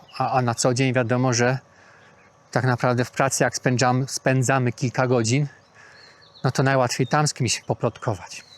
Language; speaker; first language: Polish; native; Polish